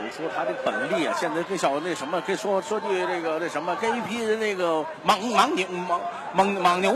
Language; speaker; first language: Chinese; native; Chinese